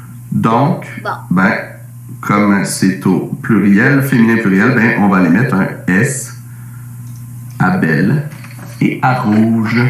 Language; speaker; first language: French; native; French